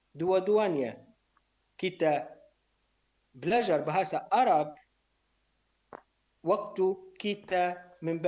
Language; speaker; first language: Indonesian; non-native, learner; Arabic